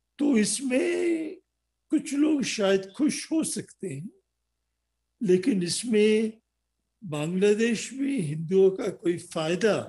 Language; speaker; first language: Hindi; non-native, local second language; Bangla